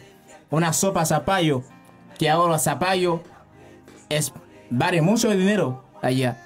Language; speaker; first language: Spanish; non-native, learner; Haitian Creole